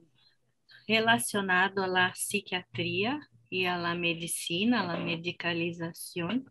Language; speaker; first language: Spanish; non-native, fluent; Portuguese